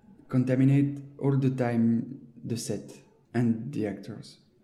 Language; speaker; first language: English; non-native, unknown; French